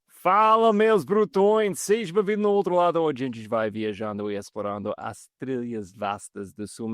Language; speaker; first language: Portuguese; non-native, fluent; English